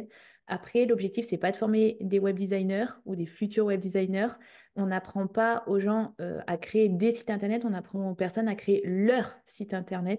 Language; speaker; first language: French; native; French